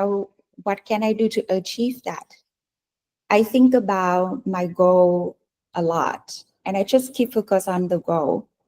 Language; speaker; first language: English; non-native, fluent; Vietnamese